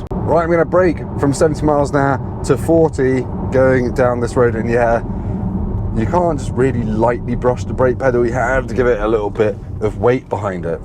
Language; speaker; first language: English; native; English